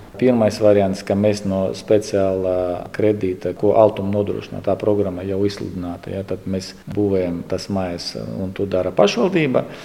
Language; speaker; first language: Latvian; non-native, local second language; Russian